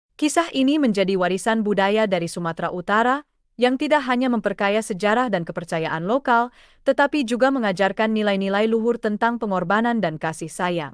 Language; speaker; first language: Indonesian; native; Indonesian